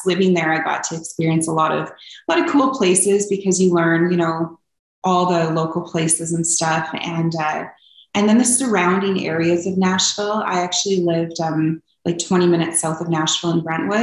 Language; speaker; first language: English; native; English